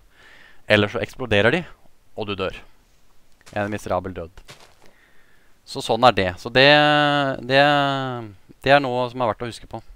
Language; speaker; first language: Norwegian; native; Norwegian